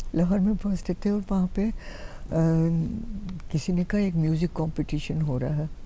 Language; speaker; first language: Hindi; native; Hindi